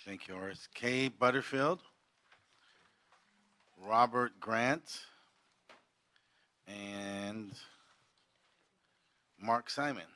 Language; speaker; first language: English; native; English